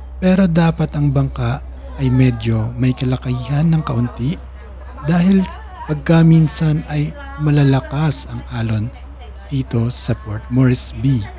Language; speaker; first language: Filipino; native; Filipino